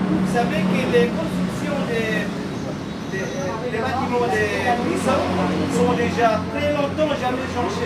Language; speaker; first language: French; non-native, learner; Indonesian